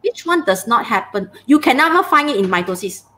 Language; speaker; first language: English; non-native, local second language; Malay